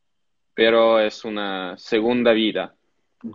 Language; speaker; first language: Spanish; non-native, learner; Italian